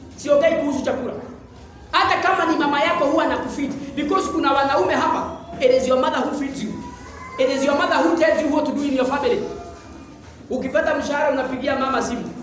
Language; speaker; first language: English; non-native, local second language; Swahili